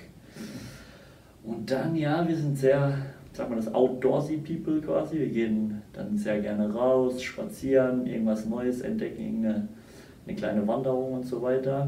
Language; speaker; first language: German; native; German